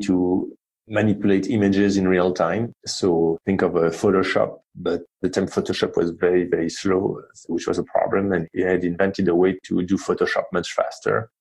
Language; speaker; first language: English; non-native, fluent; French